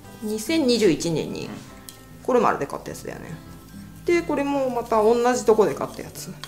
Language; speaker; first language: Japanese; native; Japanese